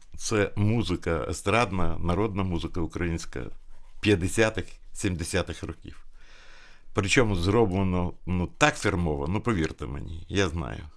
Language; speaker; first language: Ukrainian; native; Ukrainian